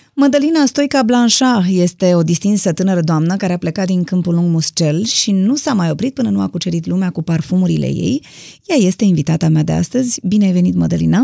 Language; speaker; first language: Romanian; native; Romanian